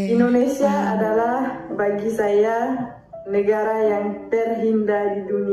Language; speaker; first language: Indonesian; non-native, fluent; French